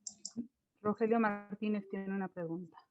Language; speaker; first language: Spanish; native; Spanish